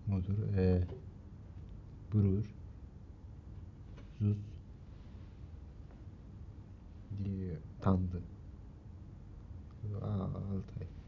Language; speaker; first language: Dutch; non-native, learner; Turkish